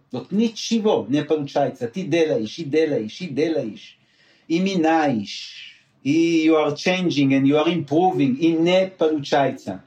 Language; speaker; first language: Russian; non-native, learner; Hebrew